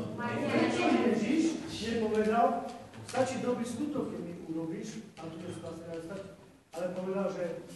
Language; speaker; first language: Slovak; non-native, local second language; Romany